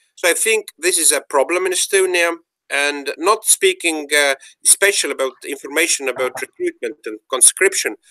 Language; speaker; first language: English; non-native, fluent; Estonian